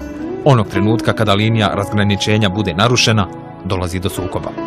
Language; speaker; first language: Bosnian; native; Bosnian